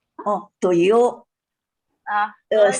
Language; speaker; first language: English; non-native, learner; Chinese